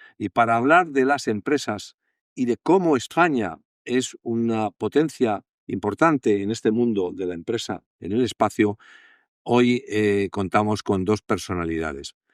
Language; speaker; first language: Spanish; native; Spanish